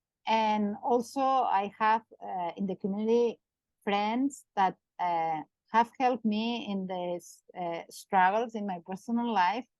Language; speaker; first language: English; non-native, learner; Catalan